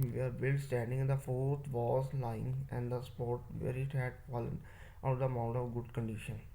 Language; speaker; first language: English; non-native, local second language; Punjabi